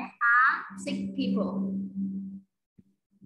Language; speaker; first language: English; non-native, fluent; Vietnamese